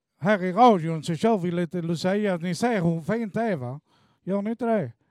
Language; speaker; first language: Swedish; native; Swedish